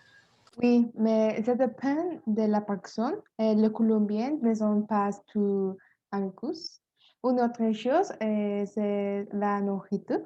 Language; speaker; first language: French; non-native, learner; Spanish